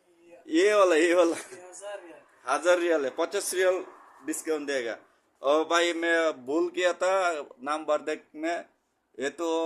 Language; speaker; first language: Hindi; non-native, local second language; Bangla